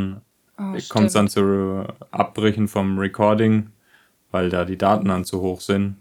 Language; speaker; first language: German; native; German